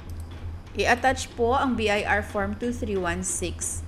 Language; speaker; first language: Filipino; native; Filipino